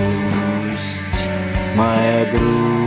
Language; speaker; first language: Russian; native; Russian